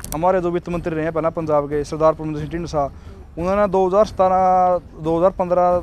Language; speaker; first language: Punjabi; non-native, local second language; Haryanvi